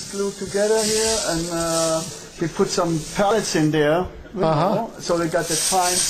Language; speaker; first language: English; non-native, fluent; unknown